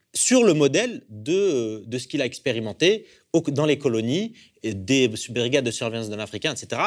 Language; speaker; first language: French; early bilingual, other home language; Arabic